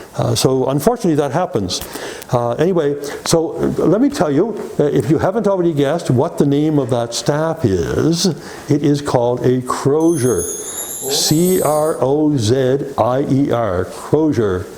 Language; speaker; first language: English; native; English